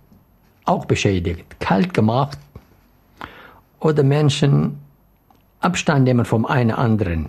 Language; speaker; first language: German; non-native, learner; Arabic